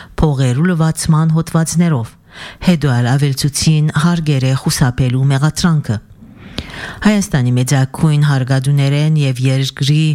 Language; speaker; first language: Armenian; early bilingual, heritage; Armenian